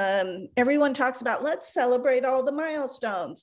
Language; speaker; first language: English; non-native, local second language; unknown